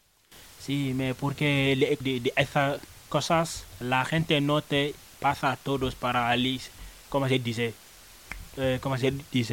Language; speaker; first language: Spanish; non-native, learner; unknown